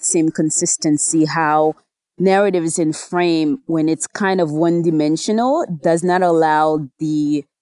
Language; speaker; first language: English; native; English